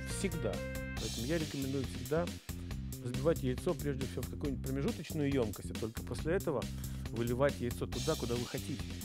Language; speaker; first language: Russian; native; Russian